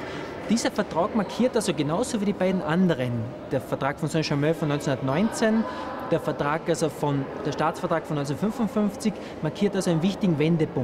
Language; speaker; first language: German; native; German